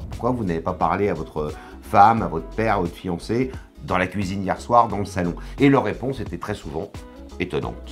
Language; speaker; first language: French; native; French